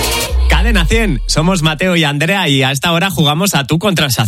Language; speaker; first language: Spanish; native; Spanish